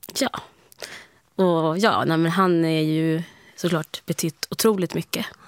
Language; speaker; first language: Swedish; early bilingual, heritage; Swedish